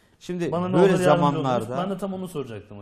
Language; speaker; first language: Turkish; native; Turkish